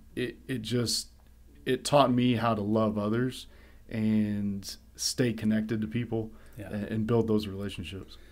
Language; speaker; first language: English; native; English